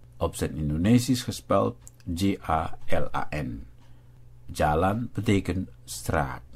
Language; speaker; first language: Dutch; non-native, fluent; Indonesian